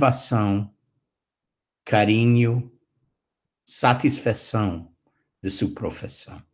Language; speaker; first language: Portuguese; non-native, fluent; English